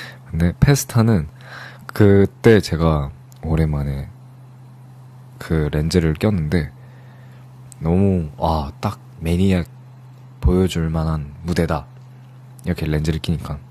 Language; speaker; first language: Korean; early bilingual, other home language; English